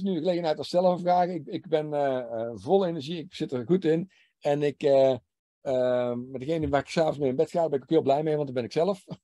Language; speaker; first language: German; non-native, learner; Dutch